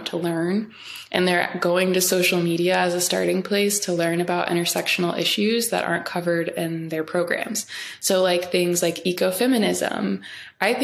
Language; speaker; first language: English; native; English